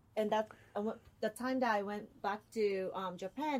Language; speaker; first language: English; non-native, fluent; Japanese